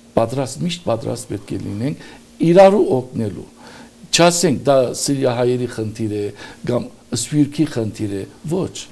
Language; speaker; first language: Armenian; early bilingual, heritage; Armenian